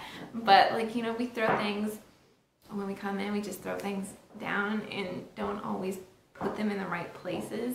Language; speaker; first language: English; native; English